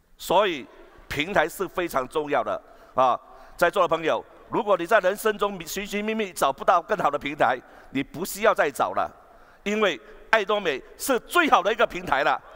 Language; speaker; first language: Chinese; native; Chinese